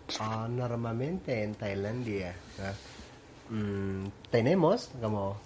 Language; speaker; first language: Spanish; non-native, learner; Thai